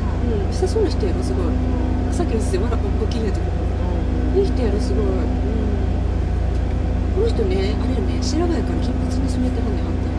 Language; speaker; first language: Japanese; native; Japanese